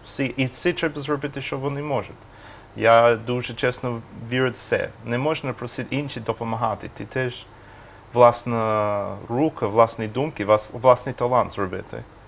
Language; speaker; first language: Ukrainian; non-native, learner; English